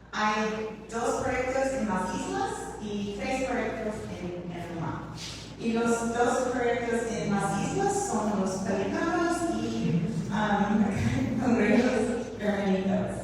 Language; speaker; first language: Spanish; non-native, learner; English